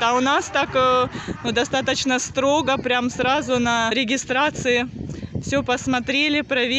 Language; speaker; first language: Russian; native; Russian